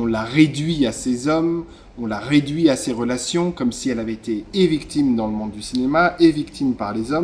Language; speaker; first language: French; native; French